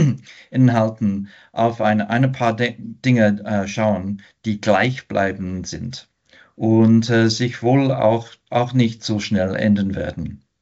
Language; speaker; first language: German; non-native, fluent; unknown